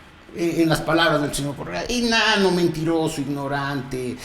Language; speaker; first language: Spanish; native; Spanish